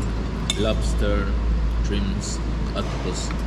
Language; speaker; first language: English; non-native, fluent; Spanish